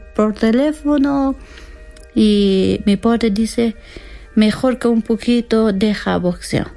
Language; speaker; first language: Spanish; non-native, learner; Persian